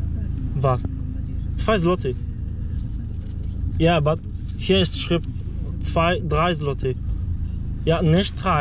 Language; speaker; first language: German; non-native, learner; Polish